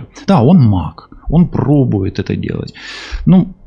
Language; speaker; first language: Russian; non-native, local second language; Ukrainian